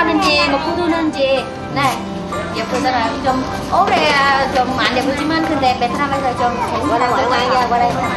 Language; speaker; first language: Korean; non-native, learner; Vietnamese